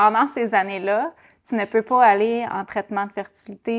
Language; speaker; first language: French; native; French